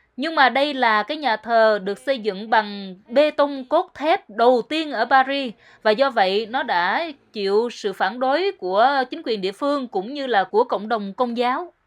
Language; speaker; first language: Vietnamese; native; Vietnamese